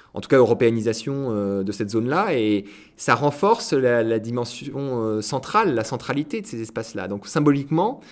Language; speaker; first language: French; native; French